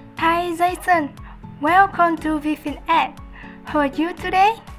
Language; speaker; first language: English; non-native, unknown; Vietnamese